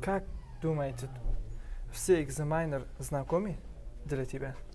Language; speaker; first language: Russian; non-native, local second language; Uzbek